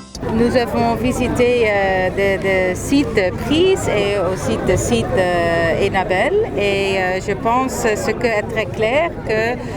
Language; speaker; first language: French; non-native, fluent; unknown